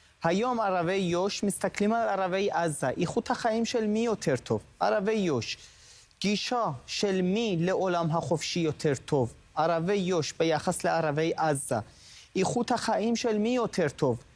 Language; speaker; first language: Hebrew; non-native, fluent; Persian